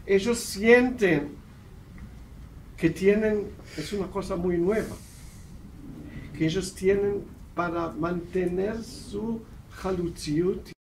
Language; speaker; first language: Spanish; non-native, fluent; Hebrew